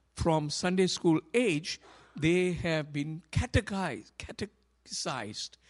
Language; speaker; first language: English; non-native, local second language; Tamil